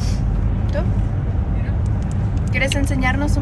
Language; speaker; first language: Spanish; early bilingual, heritage; Spanish